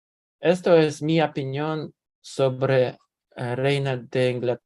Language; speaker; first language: Spanish; non-native, learner; Russian